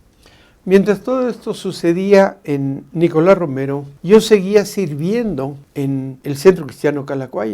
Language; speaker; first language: Spanish; native; Spanish